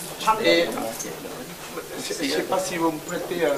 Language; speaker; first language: French; non-native, learner; Chinese